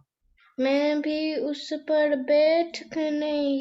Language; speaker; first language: Hindi; non-native, learner; English